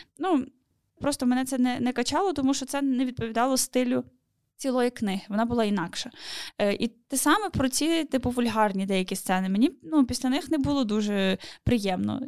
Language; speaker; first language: Ukrainian; native; Ukrainian